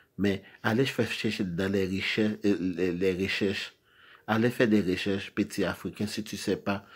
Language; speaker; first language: French; non-native, local second language; Haitian Creole